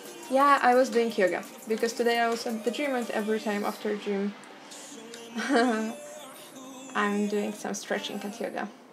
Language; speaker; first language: English; non-native, fluent; Polish